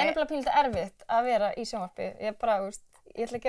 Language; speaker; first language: Icelandic; native; Icelandic